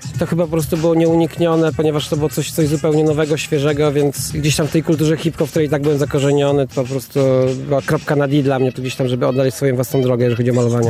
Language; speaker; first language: Polish; native; Polish